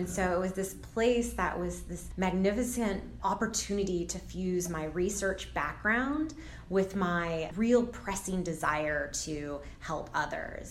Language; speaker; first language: English; native; English